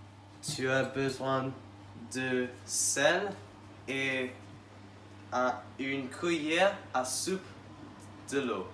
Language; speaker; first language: French; non-native, learner; English